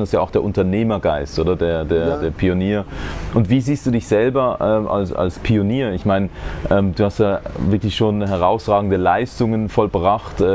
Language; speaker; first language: German; native; German